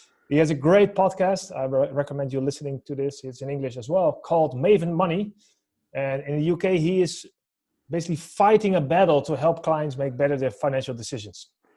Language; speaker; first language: English; non-native, fluent; Dutch